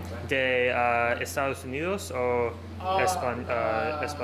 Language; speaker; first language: Spanish; non-native, learner; English